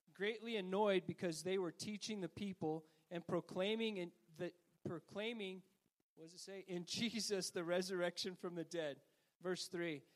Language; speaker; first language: English; native; English